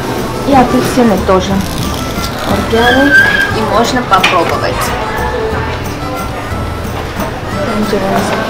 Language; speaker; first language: Russian; non-native, fluent; Armenian